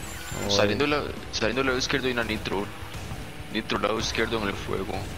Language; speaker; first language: Spanish; native; Spanish